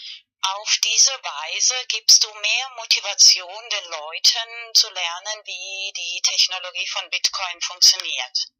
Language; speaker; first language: German; non-native, learner; Spanish